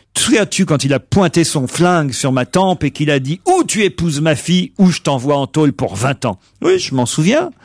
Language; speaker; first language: French; native; French